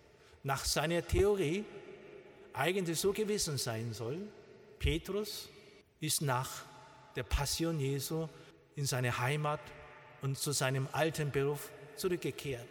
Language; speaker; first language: German; non-native, learner; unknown